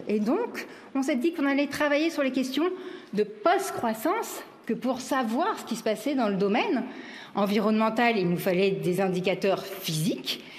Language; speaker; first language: French; native; French